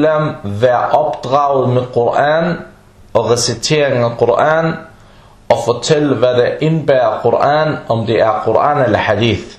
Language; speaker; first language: Danish; non-native, fluent; Arabic